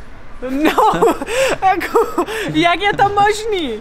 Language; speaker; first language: Czech; non-native, learner; English